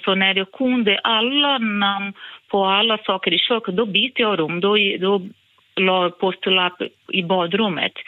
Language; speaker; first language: Swedish; non-native, fluent; Portuguese